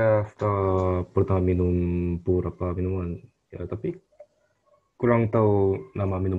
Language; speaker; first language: Indonesian; non-native, learner; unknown